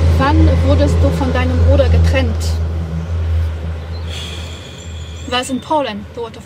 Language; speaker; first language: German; non-native, fluent; Polish